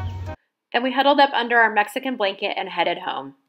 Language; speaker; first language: English; native; English